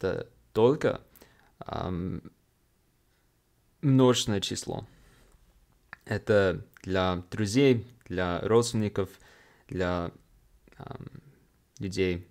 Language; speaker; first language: Russian; non-native, fluent; English